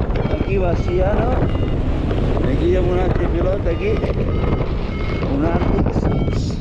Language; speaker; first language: Catalan; native; Catalan